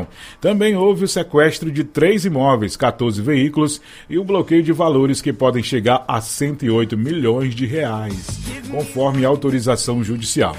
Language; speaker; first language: Portuguese; native; Portuguese